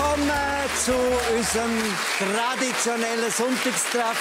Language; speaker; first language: German; native; German